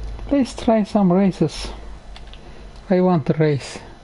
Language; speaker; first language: English; non-native, fluent; Turkish